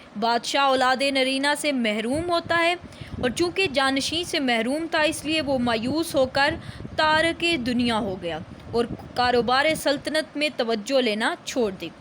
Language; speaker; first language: Urdu; native; Urdu